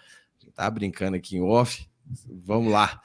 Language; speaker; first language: Portuguese; native; Portuguese